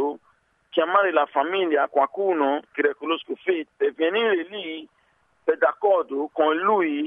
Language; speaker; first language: Italian; non-native, learner; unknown